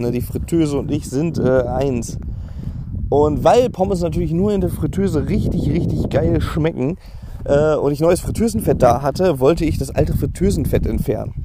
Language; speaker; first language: German; native; German